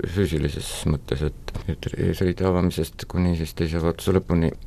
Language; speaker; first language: Estonian; native; Estonian